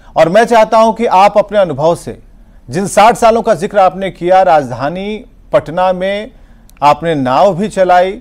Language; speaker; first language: Hindi; native; Hindi